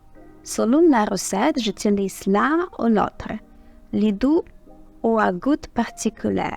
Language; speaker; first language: French; non-native, fluent; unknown